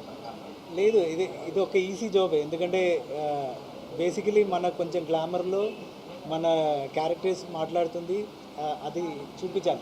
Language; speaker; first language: Telugu; non-native, fluent; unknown